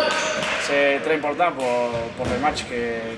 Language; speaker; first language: French; non-native, learner; Spanish